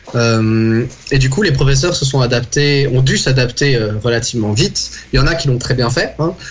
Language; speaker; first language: French; native; French